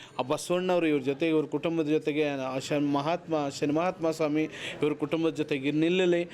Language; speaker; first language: Kannada; native; Kannada